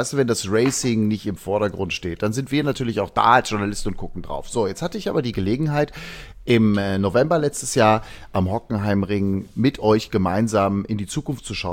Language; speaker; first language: German; native; German